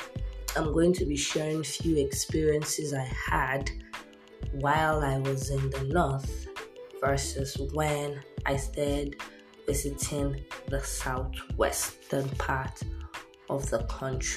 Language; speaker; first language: English; non-native, local second language; Yoruba